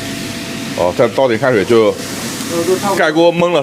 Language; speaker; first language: Chinese; native; Chinese